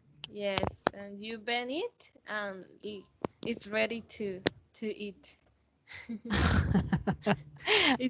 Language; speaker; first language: English; non-native, learner; Spanish